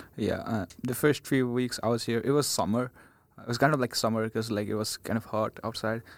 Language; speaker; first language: English; non-native, local second language; Nepali